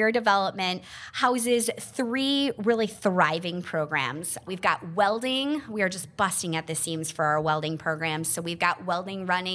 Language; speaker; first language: English; native; English